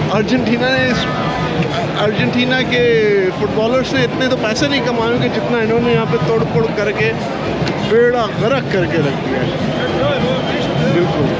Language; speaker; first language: Urdu; native; Urdu